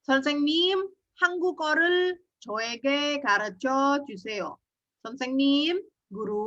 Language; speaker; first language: Korean; non-native, fluent; Indonesian